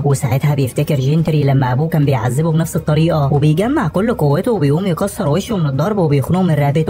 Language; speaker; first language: Arabic; native; Arabic